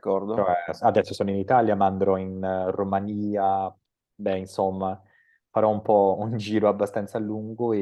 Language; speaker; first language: Italian; non-native, fluent; Portuguese